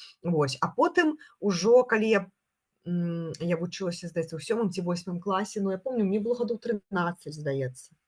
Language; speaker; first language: Belarusian; non-native, local second language; Russian